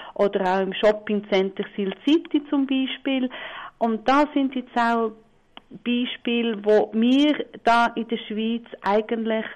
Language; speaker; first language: German; non-native, local second language; Romansh